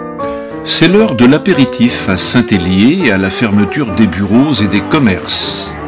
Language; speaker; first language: French; native; French